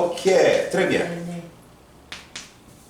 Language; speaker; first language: French; non-native, fluent; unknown